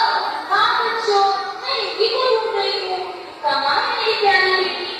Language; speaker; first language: Hindi; native; Hindi